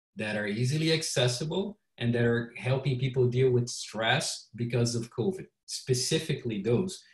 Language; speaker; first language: English; non-native, fluent; Portuguese